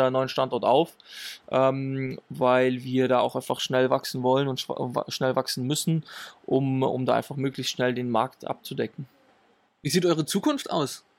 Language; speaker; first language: German; early bilingual, other home language; Italian